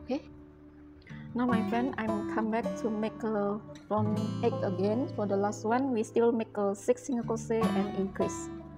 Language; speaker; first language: English; non-native, learner; Indonesian